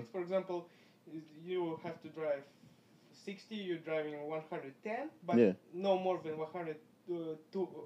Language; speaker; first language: English; non-native, fluent; Russian